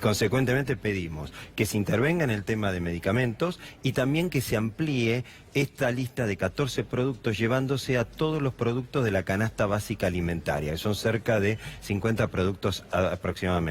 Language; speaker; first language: Spanish; native; Spanish